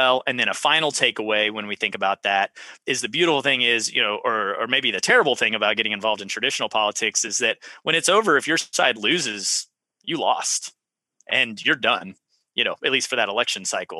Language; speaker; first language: English; native; English